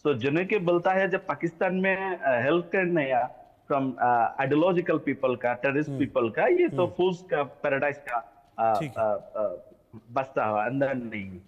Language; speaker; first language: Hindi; non-native, learner; Bangla